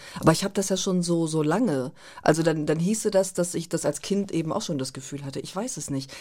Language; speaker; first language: German; native; German